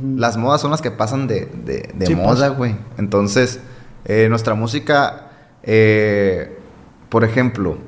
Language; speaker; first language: Spanish; native; Spanish